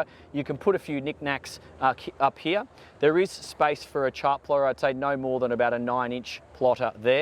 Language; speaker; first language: English; native; English